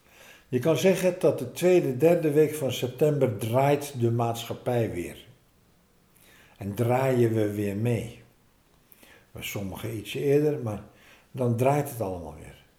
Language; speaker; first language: Dutch; native; Dutch